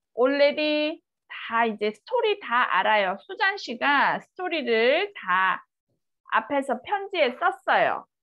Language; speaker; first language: Korean; native; Korean